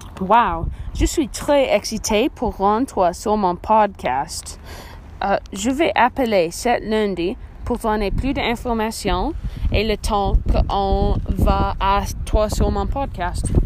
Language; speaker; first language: French; non-native, learner; English